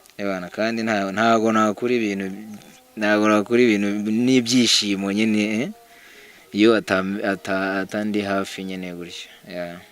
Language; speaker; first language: Kinyarwanda; early bilingual, heritage; Kinyarwanda